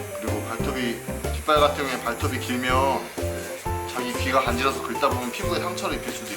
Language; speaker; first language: Korean; native; Korean